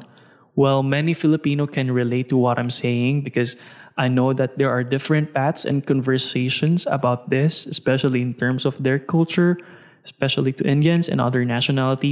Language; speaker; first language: English; non-native, local second language; Filipino